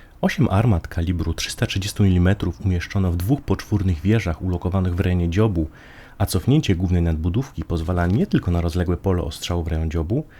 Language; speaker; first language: Polish; native; Polish